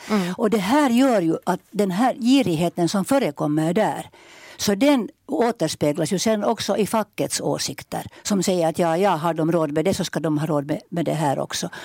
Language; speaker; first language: Swedish; native; Swedish